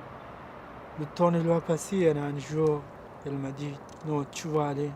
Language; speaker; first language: French; non-native, learner; Pashto